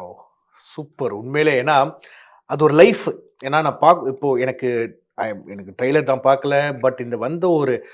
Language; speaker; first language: Tamil; native; Tamil